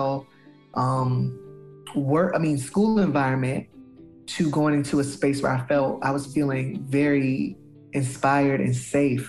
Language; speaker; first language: English; native; English